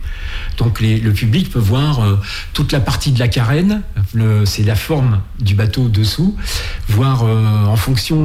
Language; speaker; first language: French; native; French